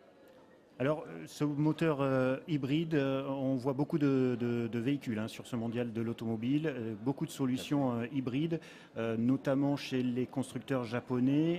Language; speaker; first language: French; native; French